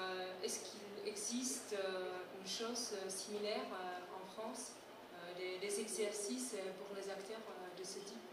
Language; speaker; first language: French; non-native, fluent; Czech